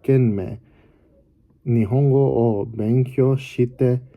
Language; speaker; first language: Japanese; non-native, learner; English